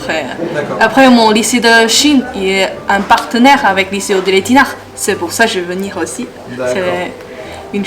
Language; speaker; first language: French; non-native, learner; Chinese